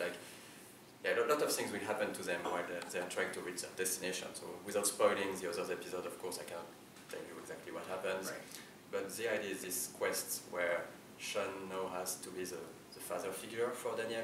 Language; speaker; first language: English; non-native, fluent; French